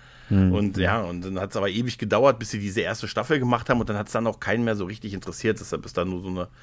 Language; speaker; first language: German; native; German